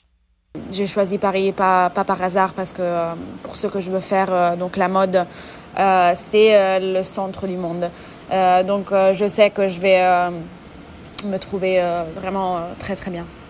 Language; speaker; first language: French; non-native, fluent; Italian